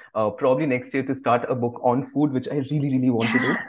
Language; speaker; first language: English; non-native, local second language; Bangla